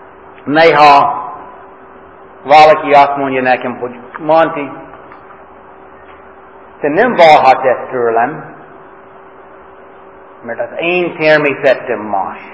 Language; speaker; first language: Hungarian; non-native, fluent; English